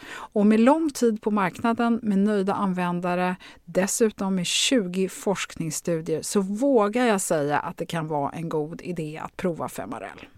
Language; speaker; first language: Swedish; native; Swedish